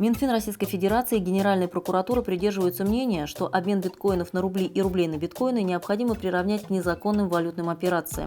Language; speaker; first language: Russian; native; Russian